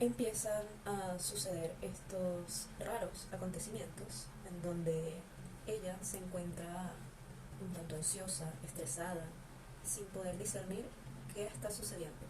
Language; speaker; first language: Spanish; native; Spanish